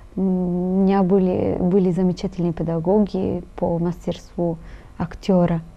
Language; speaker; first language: Russian; non-native, fluent; Italian